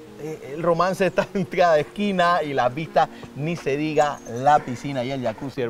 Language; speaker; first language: Spanish; native; Spanish